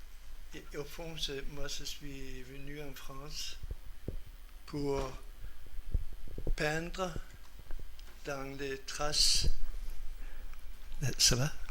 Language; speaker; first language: French; non-native, fluent; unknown